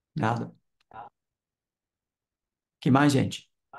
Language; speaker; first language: Portuguese; non-native, fluent; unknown